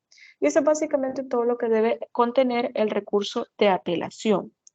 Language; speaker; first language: Spanish; native; Spanish